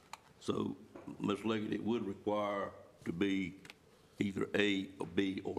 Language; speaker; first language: English; native; English